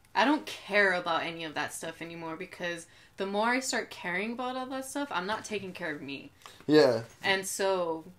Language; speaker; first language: English; native; English